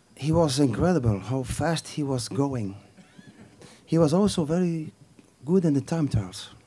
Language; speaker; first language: English; non-native, fluent; Dutch